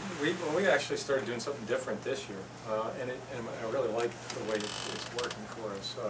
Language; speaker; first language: English; native; English